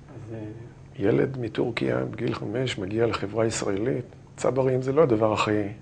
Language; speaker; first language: Hebrew; native; Hebrew